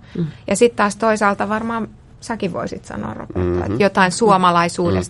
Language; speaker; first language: Finnish; native; Finnish